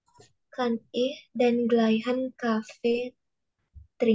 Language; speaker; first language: German; non-native, learner; Indonesian